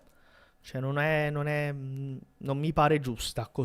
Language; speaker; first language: Italian; non-native, fluent; Portuguese